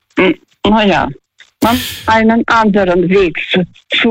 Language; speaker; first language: German; non-native, learner; Russian